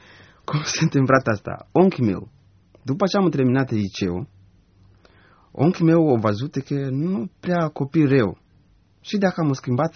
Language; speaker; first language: Romanian; non-native, learner; Rundi